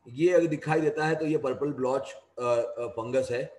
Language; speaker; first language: Hindi; non-native, local second language; Gujarati